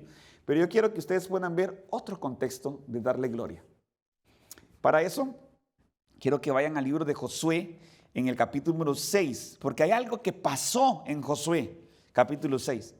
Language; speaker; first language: Spanish; native; Spanish